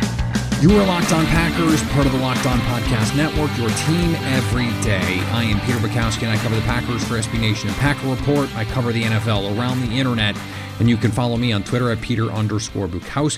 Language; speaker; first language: English; native; English